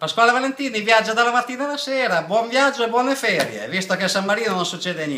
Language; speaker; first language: Italian; native; Italian